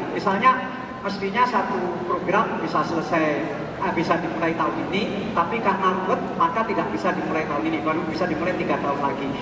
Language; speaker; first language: Indonesian; non-native, local second language; Javanese